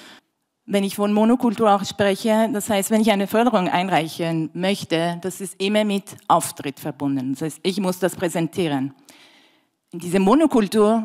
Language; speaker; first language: German; non-native, fluent; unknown